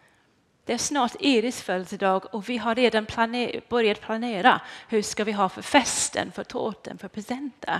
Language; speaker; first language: Swedish; non-native, fluent; English